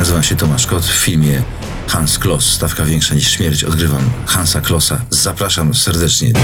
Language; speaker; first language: Polish; native; Polish